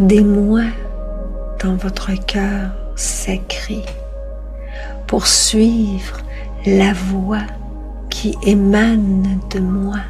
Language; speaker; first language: French; native; French